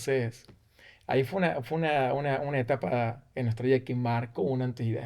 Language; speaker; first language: Spanish; native; Spanish